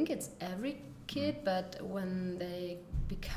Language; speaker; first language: English; non-native, learner; German